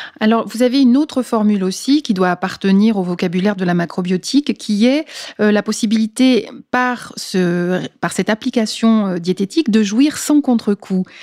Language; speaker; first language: French; native; French